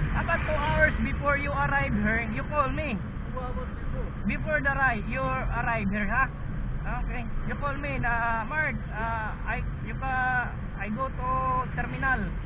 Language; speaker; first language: English; non-native, learner; Arabic